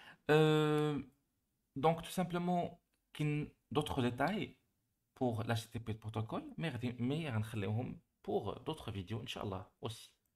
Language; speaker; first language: French; non-native, local second language; Arabic